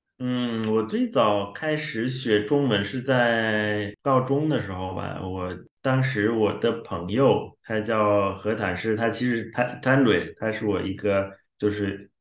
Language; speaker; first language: Chinese; non-native, fluent; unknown